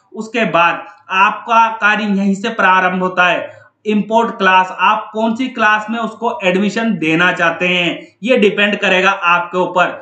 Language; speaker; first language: Hindi; native; Hindi